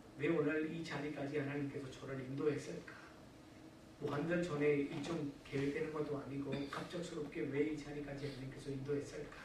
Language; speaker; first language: Korean; non-native, fluent; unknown